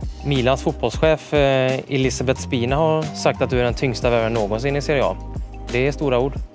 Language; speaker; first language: Swedish; native; Swedish